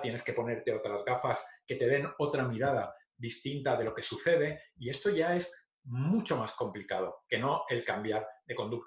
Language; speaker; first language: Spanish; native; Spanish